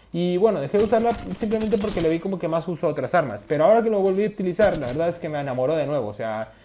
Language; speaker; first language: Spanish; native; Spanish